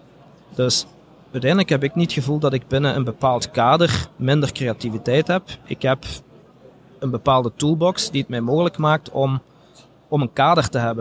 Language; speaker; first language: Dutch; native; Dutch